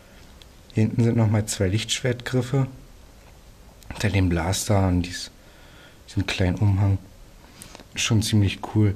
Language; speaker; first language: German; native; German